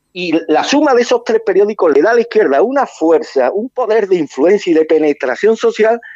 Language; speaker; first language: Spanish; native; Spanish